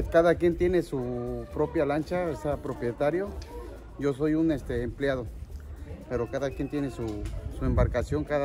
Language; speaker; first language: Spanish; native; Spanish